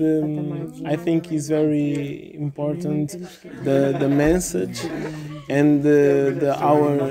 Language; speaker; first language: English; non-native, learner; Portuguese